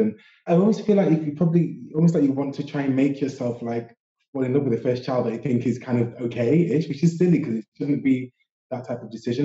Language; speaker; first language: English; native; English